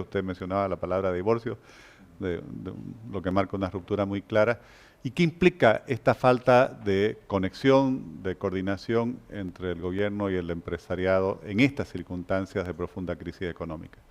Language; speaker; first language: Spanish; native; Spanish